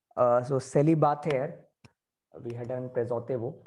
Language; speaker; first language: French; non-native, learner; Hindi